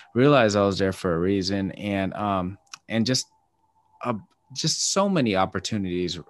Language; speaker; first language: English; native; English